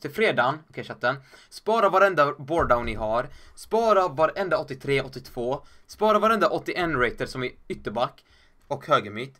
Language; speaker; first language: Swedish; native; Swedish